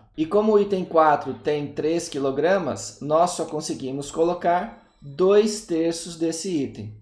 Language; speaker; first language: Portuguese; native; Portuguese